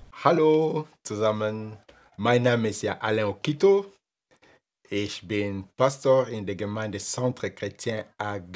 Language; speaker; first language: German; non-native, fluent; Lingala